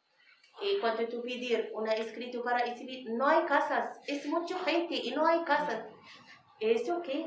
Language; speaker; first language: Spanish; non-native, learner; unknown